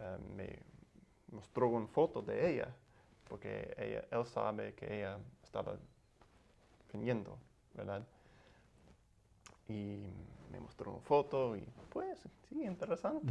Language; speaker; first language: Spanish; non-native, learner; English